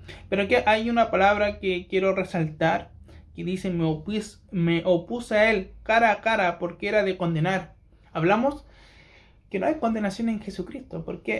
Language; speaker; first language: Spanish; native; Spanish